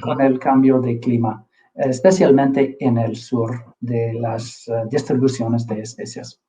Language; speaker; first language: Spanish; non-native, fluent; English